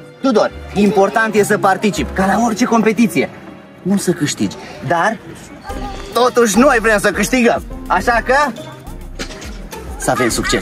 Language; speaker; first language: Romanian; native; Romanian